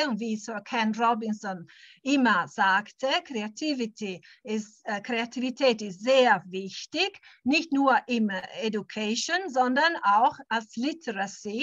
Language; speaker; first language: German; early bilingual, heritage; German